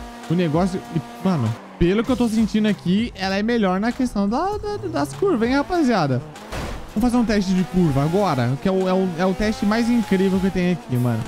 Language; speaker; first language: Portuguese; native; Portuguese